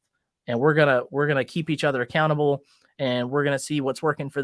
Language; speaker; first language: English; native; English